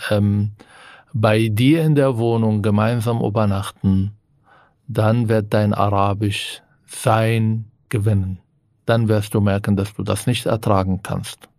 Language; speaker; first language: German; non-native, fluent; Arabic